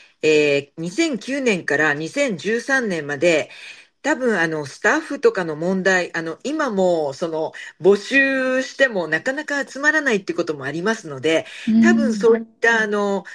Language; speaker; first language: Japanese; native; Japanese